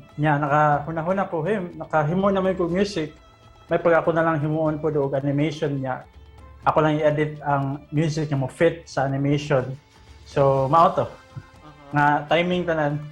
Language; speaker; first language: Cebuano; native; Cebuano